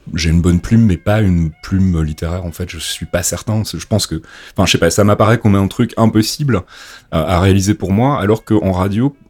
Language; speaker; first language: French; native; French